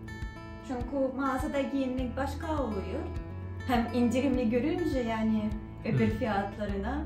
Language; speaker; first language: Turkish; non-native, fluent; Russian